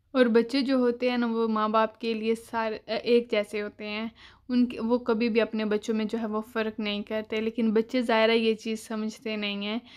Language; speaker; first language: Urdu; native; Urdu